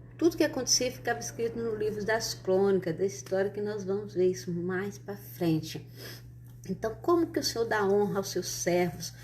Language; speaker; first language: Portuguese; native; Portuguese